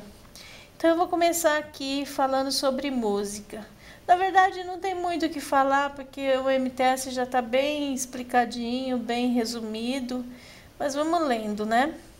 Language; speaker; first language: Portuguese; native; Portuguese